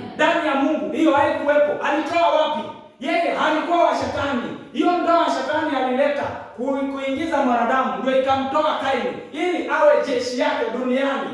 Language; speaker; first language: Swahili; non-native, local second language; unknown